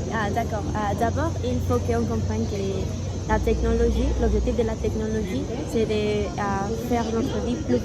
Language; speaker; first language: French; non-native, learner; Spanish